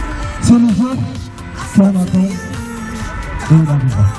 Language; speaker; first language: French; non-native, learner; Uyghur